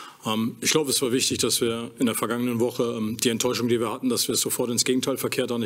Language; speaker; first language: German; native; German